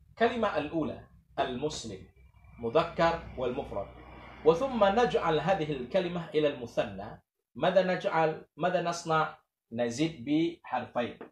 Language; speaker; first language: Arabic; non-native, fluent; Indonesian